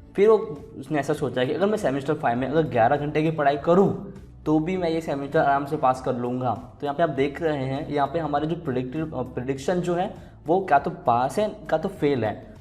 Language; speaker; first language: Hindi; native; Hindi